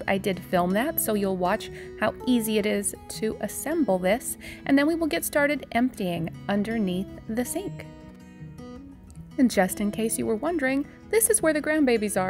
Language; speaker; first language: English; native; English